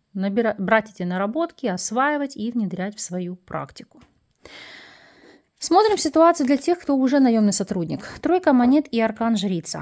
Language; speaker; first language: Russian; native; Russian